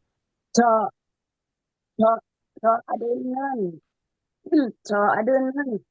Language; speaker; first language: Korean; non-native, learner; Thai